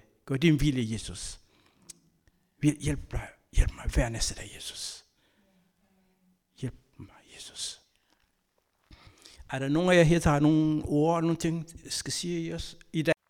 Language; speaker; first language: Danish; non-native, learner; Kabuverdianu